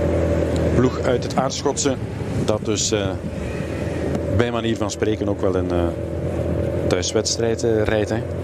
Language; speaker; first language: Dutch; native; Dutch